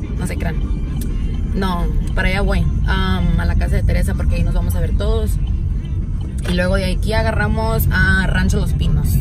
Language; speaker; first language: Spanish; early bilingual, heritage; Spanish